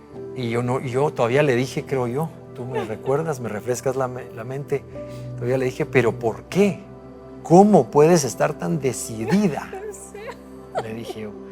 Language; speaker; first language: Spanish; native; Spanish